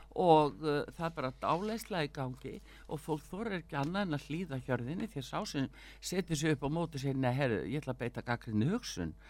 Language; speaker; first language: Icelandic; early bilingual, heritage; Icelandic